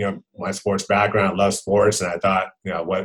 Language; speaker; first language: English; native; English